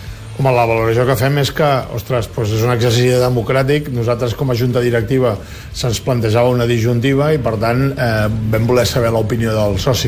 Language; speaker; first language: Catalan; native; Catalan